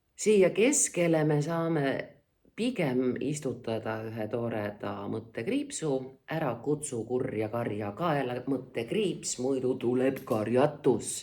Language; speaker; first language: Estonian; native; Estonian